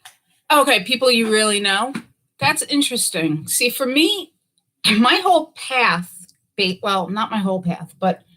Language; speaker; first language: English; native; English